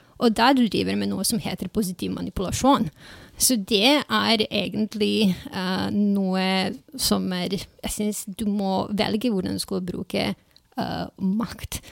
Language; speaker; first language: Norwegian; non-native, fluent; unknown